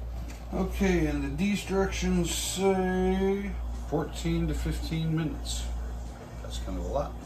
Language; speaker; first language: English; native; English